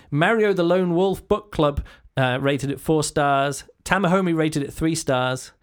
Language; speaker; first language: English; native; English